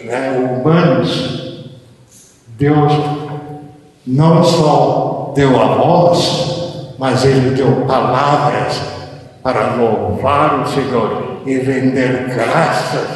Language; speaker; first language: Portuguese; early bilingual, other home language; Japanese